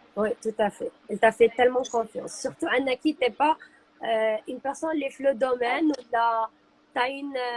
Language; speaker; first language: French; non-native, local second language; Arabic